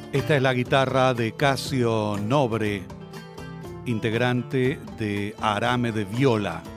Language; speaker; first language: Spanish; native; Spanish